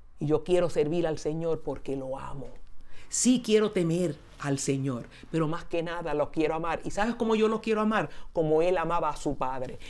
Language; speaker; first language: Spanish; early bilingual, heritage; Spanish